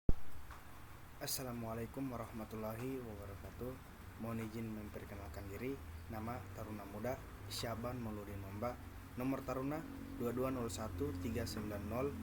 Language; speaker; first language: Indonesian; native; Indonesian